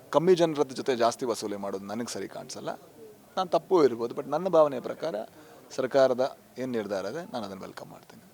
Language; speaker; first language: Kannada; non-native, local second language; Tulu